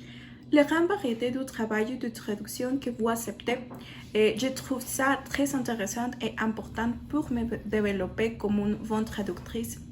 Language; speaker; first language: French; non-native, learner; Spanish